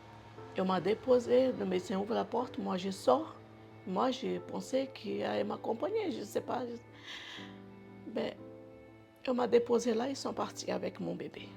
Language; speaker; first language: French; non-native, learner; Portuguese